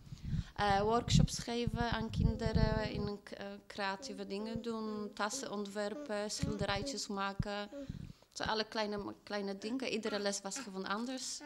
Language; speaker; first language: Dutch; non-native, fluent; Polish